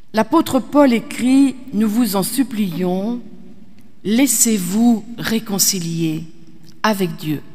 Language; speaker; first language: French; native; French